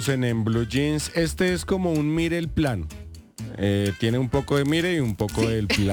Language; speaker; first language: Spanish; native; Spanish